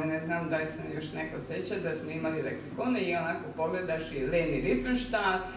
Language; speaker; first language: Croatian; non-native, local second language; Hungarian